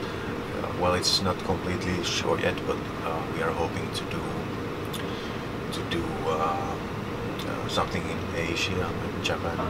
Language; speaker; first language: English; non-native, fluent; Finnish